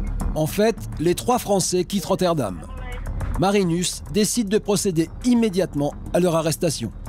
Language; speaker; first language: French; native; French